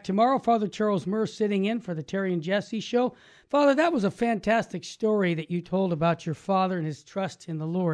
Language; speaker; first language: English; native; English